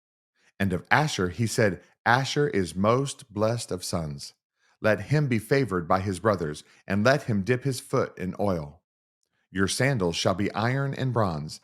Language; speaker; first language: English; native; English